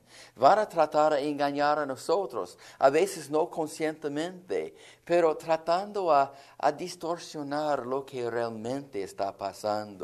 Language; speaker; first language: Spanish; non-native, fluent; English